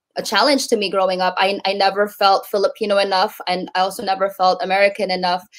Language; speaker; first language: English; native; English